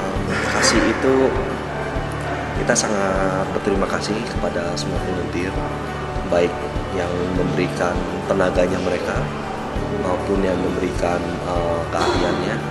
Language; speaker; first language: Indonesian; native; Indonesian